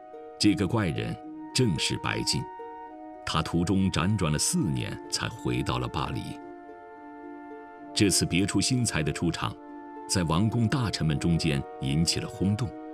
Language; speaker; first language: Chinese; native; Chinese